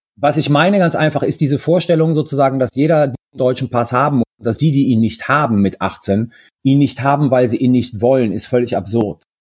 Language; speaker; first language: German; early bilingual, other home language; Italian